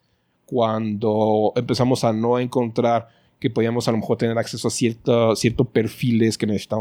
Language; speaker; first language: Spanish; native; Spanish